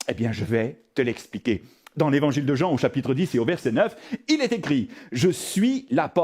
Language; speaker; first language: French; native; French